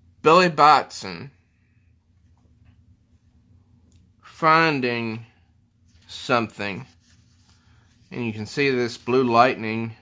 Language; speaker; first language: English; native; English